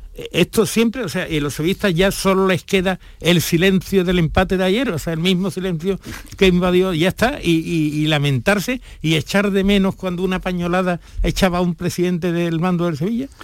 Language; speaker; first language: Spanish; native; Spanish